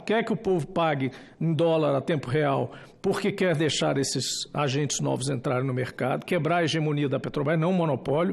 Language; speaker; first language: Portuguese; native; Portuguese